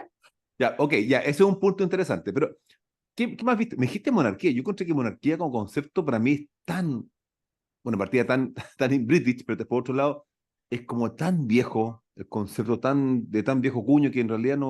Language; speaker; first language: Spanish; native; Spanish